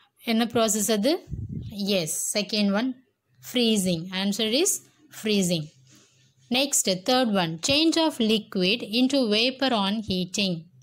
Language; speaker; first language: English; non-native, local second language; Tamil